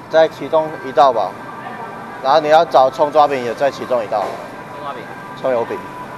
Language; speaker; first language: Chinese; native; Chinese